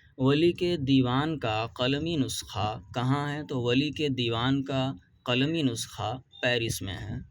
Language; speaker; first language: Urdu; native; Urdu